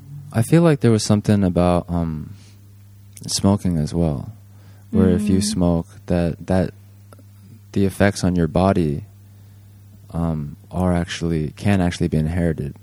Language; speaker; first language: English; native; English